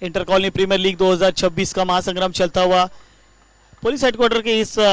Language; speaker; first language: Hindi; non-native, local second language; Marathi